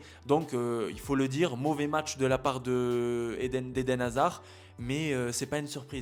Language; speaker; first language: French; native; French